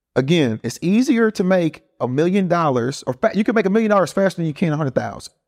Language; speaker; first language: English; early bilingual, other home language; Spanish